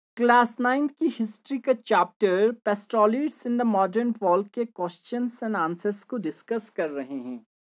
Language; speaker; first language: Hindi; non-native, local second language; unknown